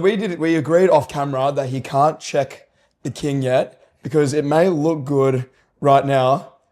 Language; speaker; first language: English; native; English